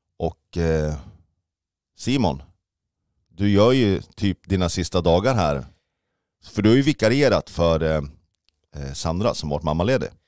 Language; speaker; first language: Swedish; native; Swedish